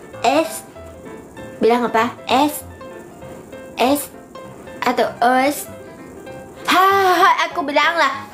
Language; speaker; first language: Indonesian; non-native, learner; Vietnamese